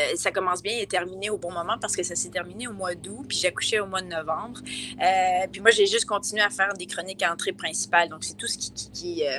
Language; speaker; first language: French; native; French